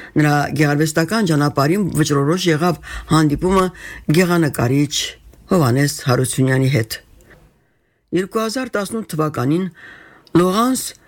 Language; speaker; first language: Armenian; native; Armenian